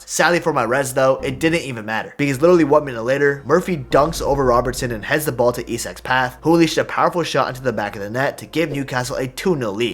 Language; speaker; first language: English; native; English